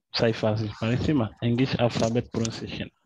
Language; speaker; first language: Turkish; non-native, learner; French